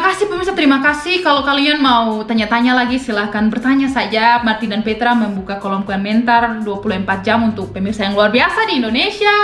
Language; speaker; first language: Indonesian; non-native, local second language; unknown